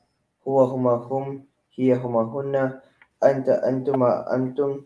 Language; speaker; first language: Arabic; non-native, learner; Filipino